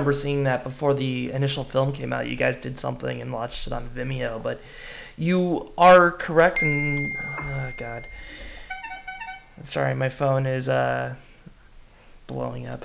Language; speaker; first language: English; native; English